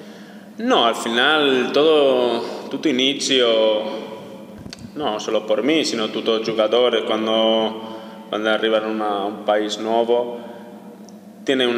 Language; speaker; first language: Italian; non-native, learner; Spanish